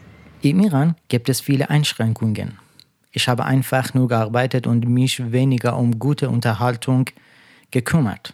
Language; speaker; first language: German; non-native, fluent; Persian